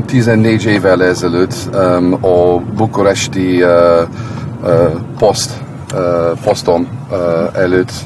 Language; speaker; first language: Hungarian; non-native, learner; English